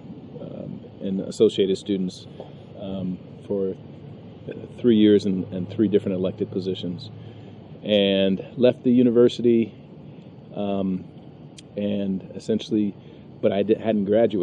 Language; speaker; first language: English; native; English